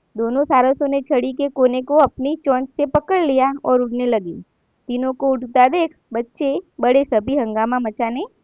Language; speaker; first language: Hindi; non-native, local second language; Gujarati